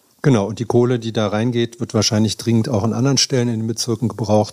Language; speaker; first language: German; native; German